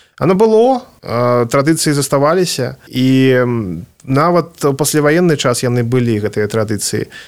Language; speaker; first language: Belarusian; non-native, local second language; Russian